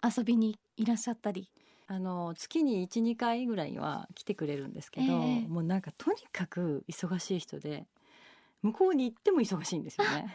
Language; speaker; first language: Japanese; native; Japanese